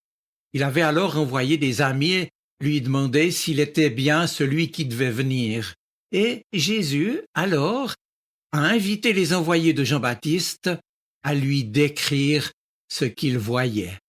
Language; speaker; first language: French; native; French